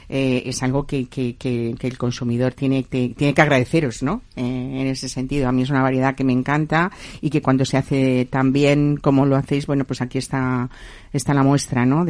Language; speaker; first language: Spanish; native; Spanish